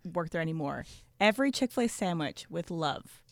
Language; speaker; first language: English; native; English